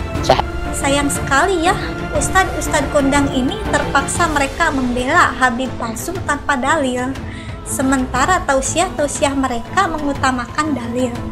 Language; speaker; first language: Indonesian; native; Indonesian